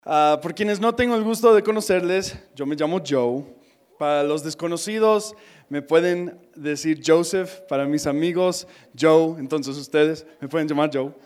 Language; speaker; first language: Spanish; non-native, fluent; English